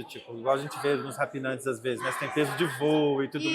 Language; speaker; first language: Portuguese; native; Portuguese